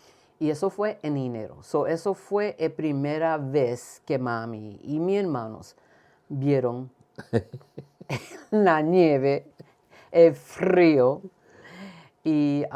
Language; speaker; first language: Spanish; early bilingual, heritage; Spanish